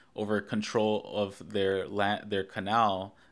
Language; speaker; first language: English; native; English